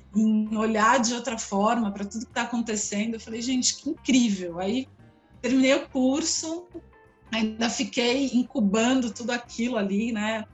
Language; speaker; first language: Portuguese; native; Portuguese